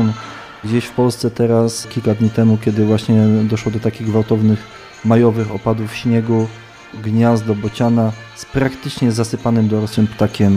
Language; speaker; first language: Polish; native; Polish